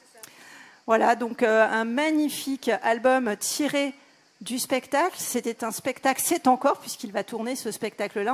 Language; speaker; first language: French; native; French